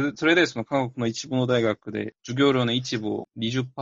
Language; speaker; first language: Japanese; non-native, fluent; Korean